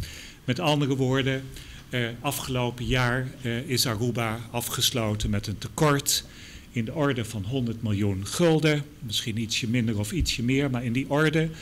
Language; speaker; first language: Dutch; native; Dutch